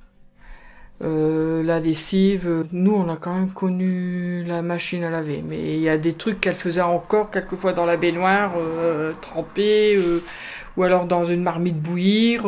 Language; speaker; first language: French; native; French